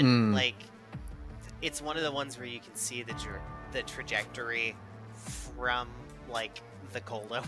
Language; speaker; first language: English; native; English